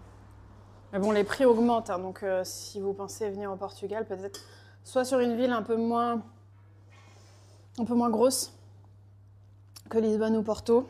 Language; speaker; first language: French; native; French